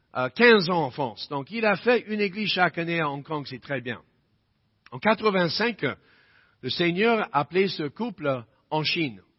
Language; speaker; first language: French; non-native, fluent; English